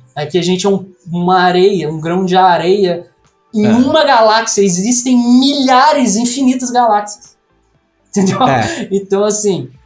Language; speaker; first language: Portuguese; native; Portuguese